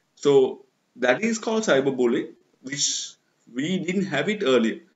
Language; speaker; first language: English; non-native, local second language; Sinhala